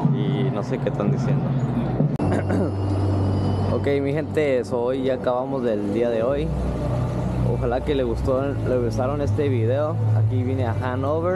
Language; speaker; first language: Spanish; early bilingual, heritage; Spanish